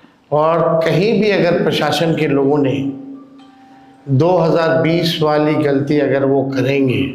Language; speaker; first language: Hindi; native; Hindi